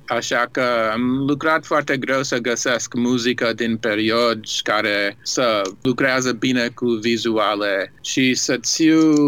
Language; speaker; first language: Romanian; early bilingual, heritage; Romanian